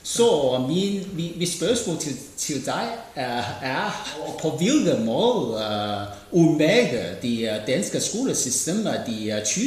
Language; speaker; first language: Danish; non-native, learner; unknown